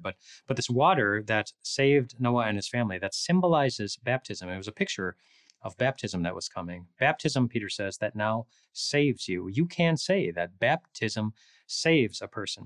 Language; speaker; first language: English; native; English